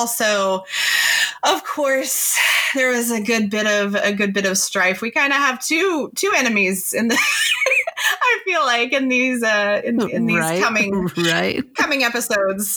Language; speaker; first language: English; native; English